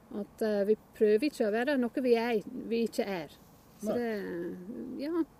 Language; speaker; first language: Norwegian; non-native, fluent; English